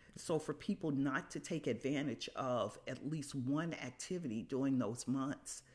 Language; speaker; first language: English; native; English